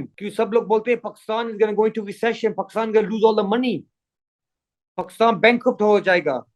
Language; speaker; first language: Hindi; early bilingual, heritage; English